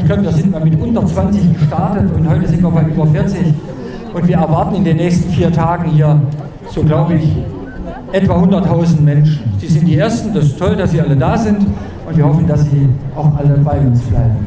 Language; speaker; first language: German; native; German